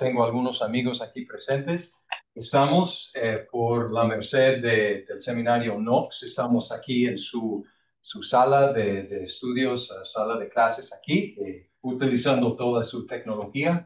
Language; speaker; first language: Spanish; non-native, fluent; English